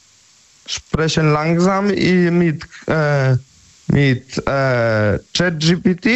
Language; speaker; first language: German; non-native, learner; Polish